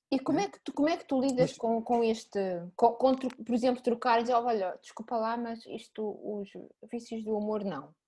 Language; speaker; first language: Portuguese; native; Portuguese